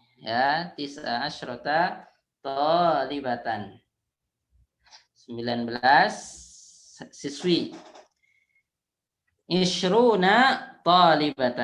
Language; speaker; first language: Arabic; non-native, fluent; Indonesian